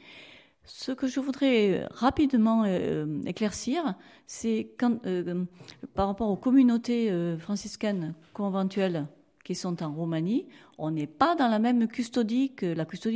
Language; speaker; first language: French; native; French